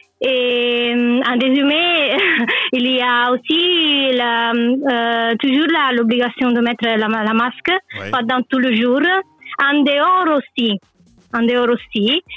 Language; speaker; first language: French; non-native, learner; Italian